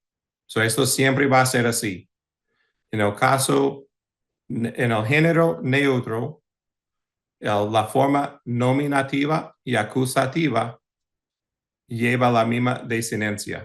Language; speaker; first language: Spanish; early bilingual, heritage; English